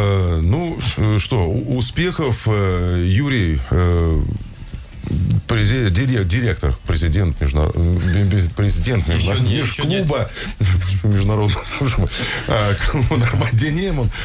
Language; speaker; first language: Russian; native; Russian